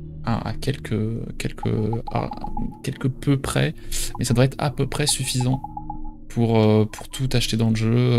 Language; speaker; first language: French; native; French